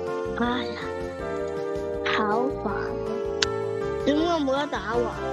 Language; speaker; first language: Chinese; early bilingual, heritage; Cantonese